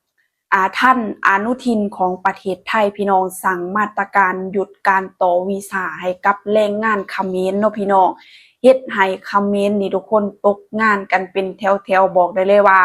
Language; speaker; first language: Thai; non-native, local second language; Northeastern Thai